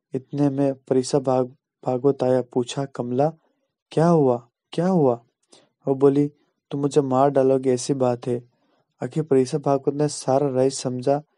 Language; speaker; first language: Hindi; native; Hindi